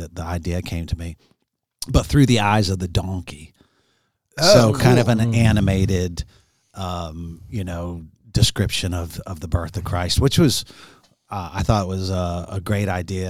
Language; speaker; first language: English; native; English